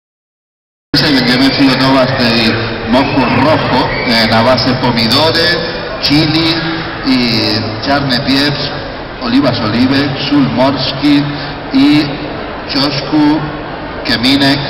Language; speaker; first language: Polish; non-native, learner; Spanish